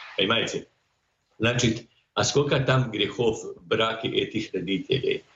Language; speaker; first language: Russian; non-native, fluent; Croatian